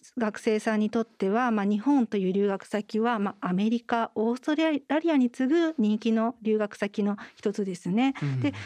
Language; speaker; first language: Japanese; native; Japanese